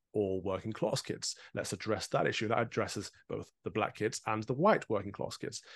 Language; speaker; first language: English; native; English